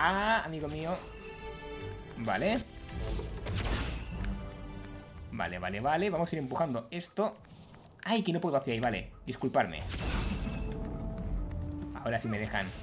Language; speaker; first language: Spanish; native; Spanish